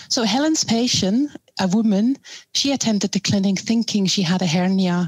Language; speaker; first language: English; non-native, fluent; German